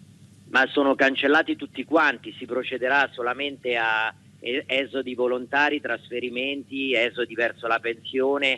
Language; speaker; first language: Italian; native; Italian